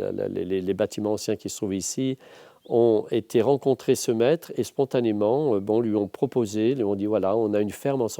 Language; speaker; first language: French; native; French